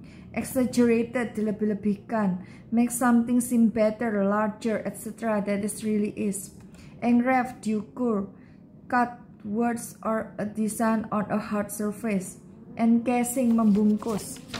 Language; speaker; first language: English; non-native, learner; Indonesian